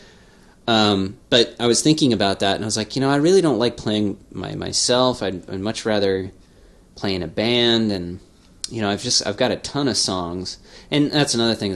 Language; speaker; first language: English; native; English